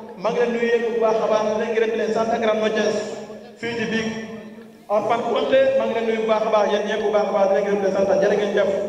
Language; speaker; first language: Wolof; non-native, local second language; Fula